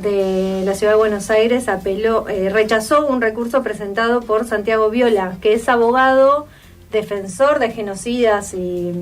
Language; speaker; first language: Spanish; native; Spanish